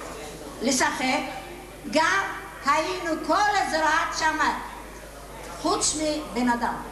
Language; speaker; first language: Hebrew; non-native, learner; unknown